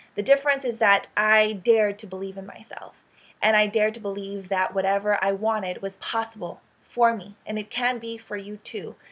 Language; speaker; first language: English; early bilingual, other home language; Filipino